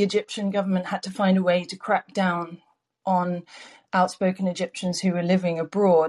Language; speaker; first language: English; native; English